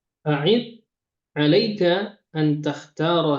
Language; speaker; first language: Arabic; non-native, fluent; Indonesian